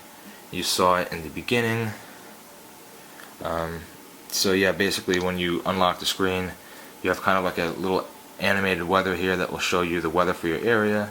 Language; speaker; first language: English; native; English